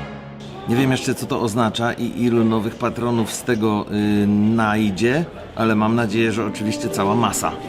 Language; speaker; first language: Polish; native; Polish